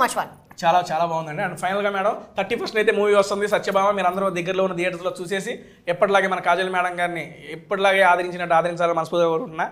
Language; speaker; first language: Telugu; native; Telugu